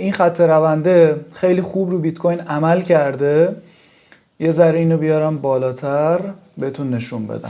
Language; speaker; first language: Persian; native; Persian